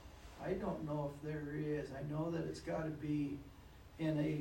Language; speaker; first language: English; native; English